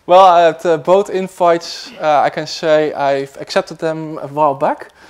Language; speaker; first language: English; non-native, fluent; Dutch